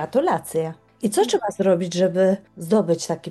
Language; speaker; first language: Polish; native; Polish